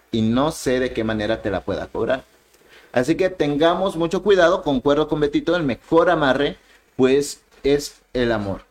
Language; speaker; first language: Spanish; native; Spanish